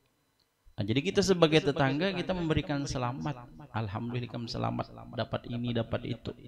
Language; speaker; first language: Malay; non-native, local second language; Banjar